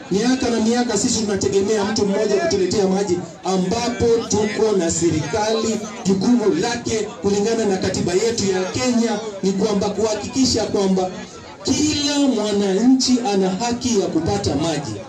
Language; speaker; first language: Swahili; native; Swahili